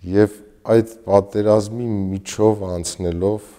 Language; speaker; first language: Armenian; native; Armenian